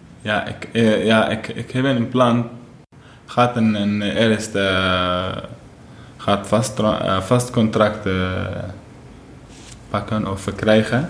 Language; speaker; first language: Dutch; non-native, learner; Arabic